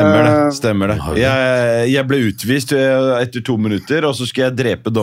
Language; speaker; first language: Norwegian; native; Norwegian